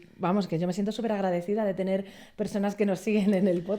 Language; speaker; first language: Spanish; native; Spanish